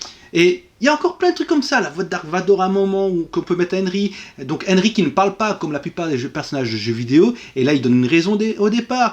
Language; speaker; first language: French; native; French